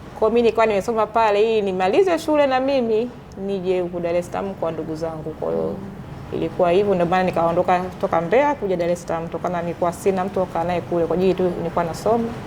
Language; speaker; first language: Swahili; native; Swahili